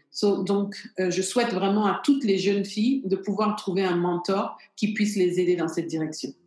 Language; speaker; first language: French; non-native, local second language; Bambara